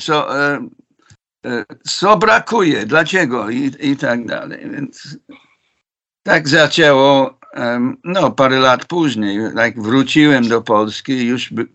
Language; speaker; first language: Polish; non-native, fluent; English